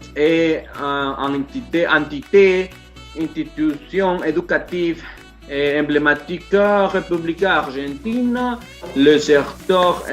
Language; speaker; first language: French; non-native, learner; Spanish